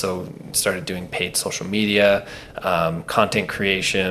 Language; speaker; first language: English; native; English